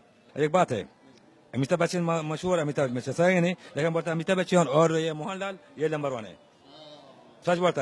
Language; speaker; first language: Hindi; non-native, learner; Arabic